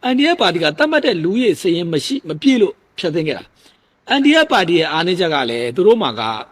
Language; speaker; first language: Burmese; native; Burmese